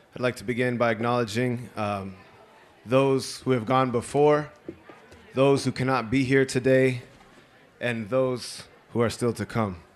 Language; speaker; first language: English; native; English